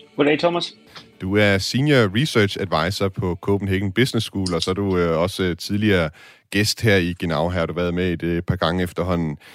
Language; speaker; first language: Danish; native; Danish